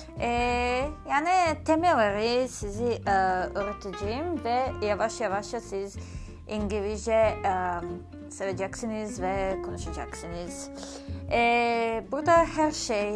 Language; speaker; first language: Turkish; non-native, learner; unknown